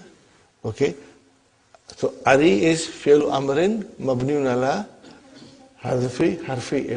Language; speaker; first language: Arabic; non-native, fluent; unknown